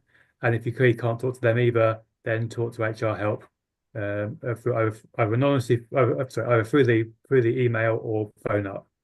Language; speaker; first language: English; native; English